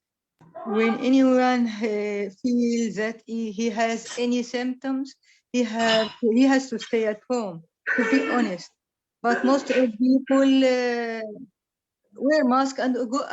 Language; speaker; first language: English; non-native, learner; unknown